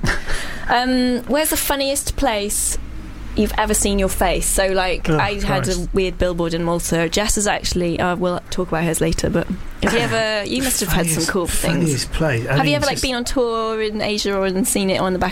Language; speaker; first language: English; native; English